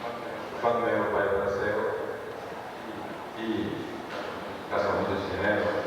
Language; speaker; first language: Portuguese; non-native, learner; Japanese